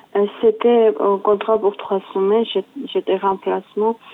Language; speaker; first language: French; non-native, learner; Georgian